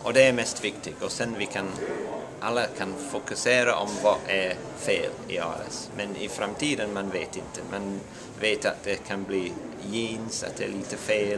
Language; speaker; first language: Swedish; non-native, learner; English